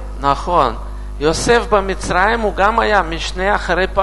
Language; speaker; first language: Hebrew; non-native, learner; Russian